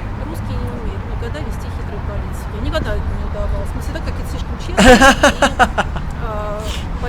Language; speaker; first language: Russian; native; Russian